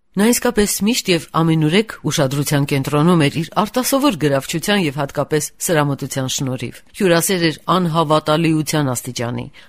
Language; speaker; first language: Armenian; native; Armenian